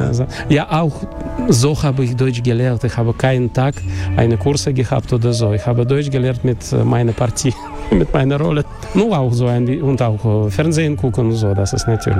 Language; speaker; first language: German; non-native, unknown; Russian